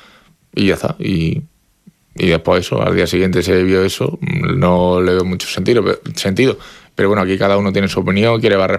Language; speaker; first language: Spanish; native; Spanish